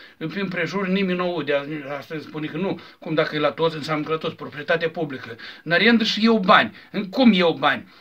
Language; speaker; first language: Romanian; native; Romanian